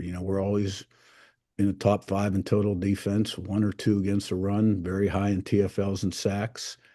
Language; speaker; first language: English; native; English